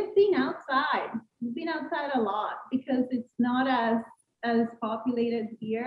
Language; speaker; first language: English; non-native, fluent; Spanish